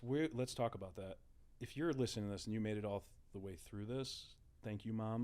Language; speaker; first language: English; native; English